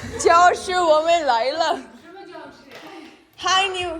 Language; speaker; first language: Chinese; non-native, learner; Georgian